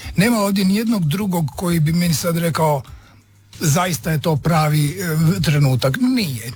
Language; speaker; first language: Croatian; native; Croatian